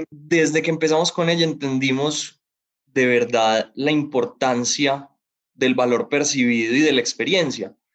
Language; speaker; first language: Spanish; native; Spanish